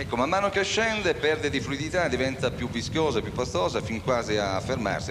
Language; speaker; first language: Italian; native; Italian